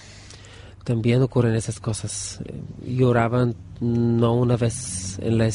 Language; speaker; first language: Spanish; non-native, learner; Bulgarian